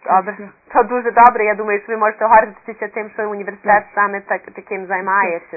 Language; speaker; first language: Ukrainian; early bilingual, heritage; Ukrainian